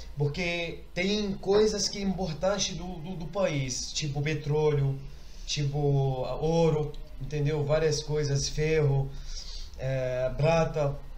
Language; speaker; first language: Portuguese; non-native, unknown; Arabic